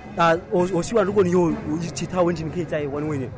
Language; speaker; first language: Chinese; non-native, fluent; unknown